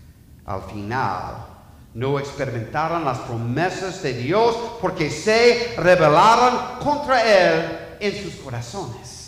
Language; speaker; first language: Spanish; non-native, fluent; English